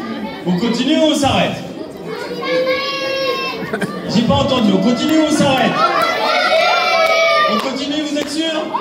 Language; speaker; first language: French; native; French